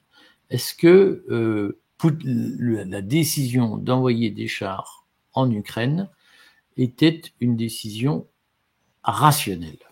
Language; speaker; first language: French; native; French